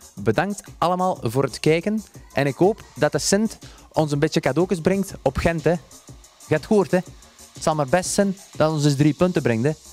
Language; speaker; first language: Dutch; native; Dutch